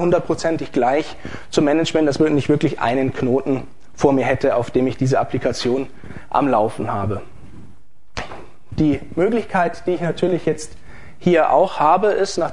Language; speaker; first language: German; native; German